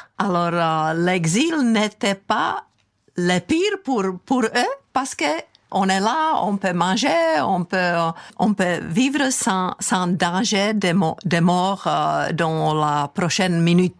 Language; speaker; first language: French; non-native, fluent; Czech